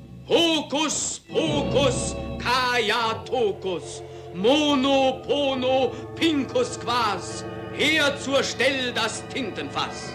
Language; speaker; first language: German; native; German